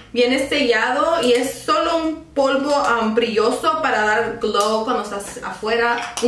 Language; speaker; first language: Spanish; early bilingual, other home language; English